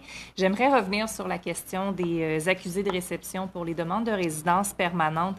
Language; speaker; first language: French; native; French